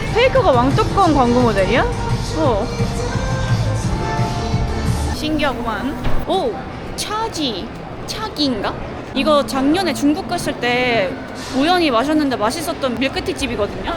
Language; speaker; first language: Korean; early bilingual, heritage; Korean